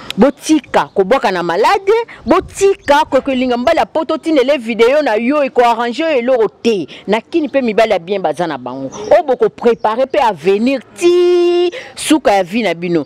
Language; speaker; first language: Lingala; native; Lingala